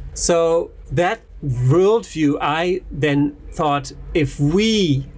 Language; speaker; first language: English; non-native, fluent; Dutch